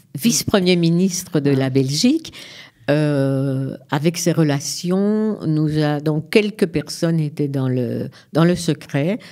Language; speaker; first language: French; native; French